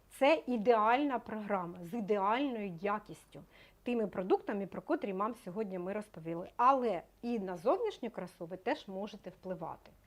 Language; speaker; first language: Ukrainian; native; Ukrainian